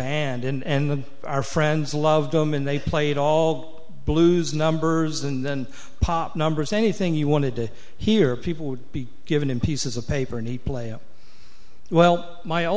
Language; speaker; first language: English; native; English